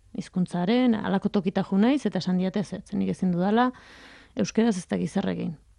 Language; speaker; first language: Basque; native; Basque